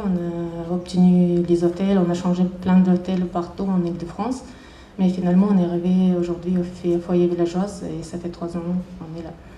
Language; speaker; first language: French; non-native, learner; Chechen